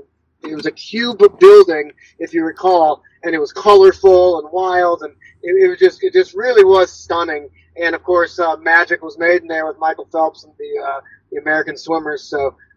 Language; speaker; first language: English; native; English